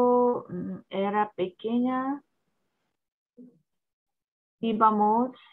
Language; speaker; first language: Spanish; non-native, learner; Korean